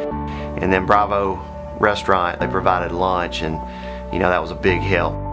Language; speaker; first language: English; native; English